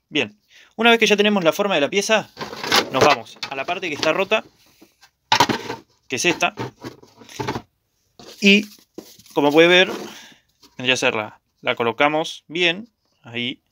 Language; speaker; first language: Spanish; native; Spanish